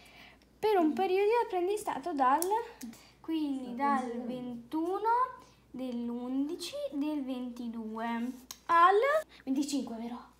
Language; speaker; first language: Italian; native; Italian